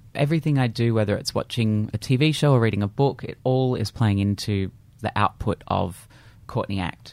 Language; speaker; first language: English; native; English